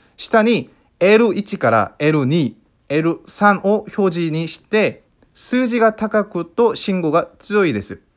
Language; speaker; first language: Japanese; non-native, fluent; Korean